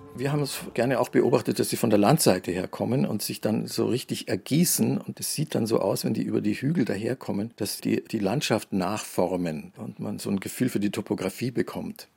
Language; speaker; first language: German; native; German